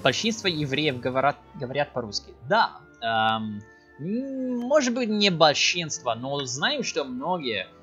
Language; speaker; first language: Russian; non-native, learner; English